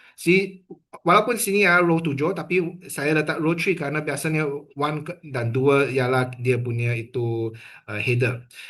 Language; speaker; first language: Malay; non-native, local second language; Chinese